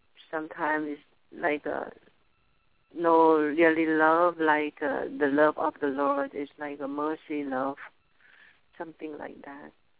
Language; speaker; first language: English; non-native, learner; Thai